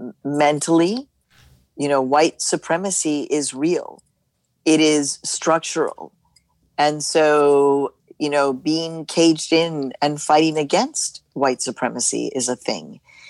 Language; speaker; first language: English; early bilingual, other home language; Spanish